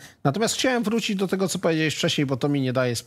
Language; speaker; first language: Polish; native; Polish